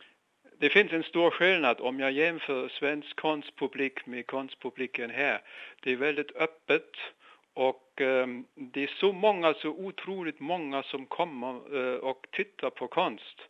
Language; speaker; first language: Swedish; non-native, fluent; German